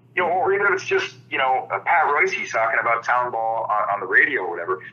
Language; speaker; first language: English; native; English